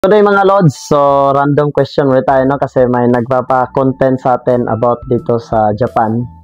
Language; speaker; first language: Filipino; native; Filipino